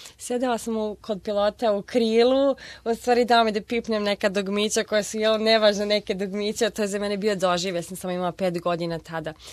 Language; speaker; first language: Serbian; early bilingual, heritage; Serbian